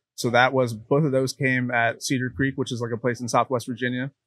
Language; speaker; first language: English; native; English